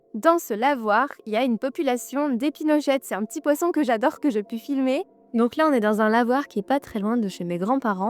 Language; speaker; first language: French; native; French